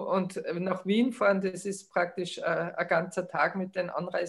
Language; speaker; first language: German; native; German